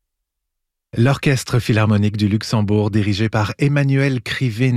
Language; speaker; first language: French; native; French